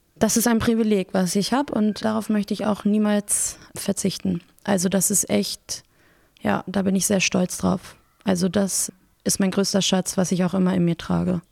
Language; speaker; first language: German; early bilingual, other home language; Persian